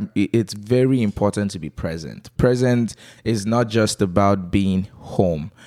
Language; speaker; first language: English; non-native, local second language; Yoruba